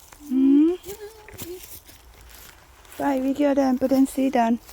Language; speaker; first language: Swedish; non-native, learner; Thai